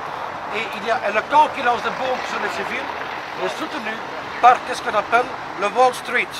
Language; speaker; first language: French; non-native, local second language; Dutch